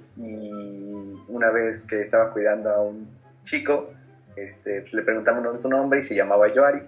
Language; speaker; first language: Spanish; native; Spanish